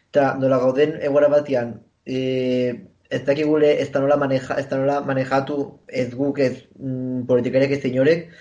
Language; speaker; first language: Basque; non-native, local second language; Spanish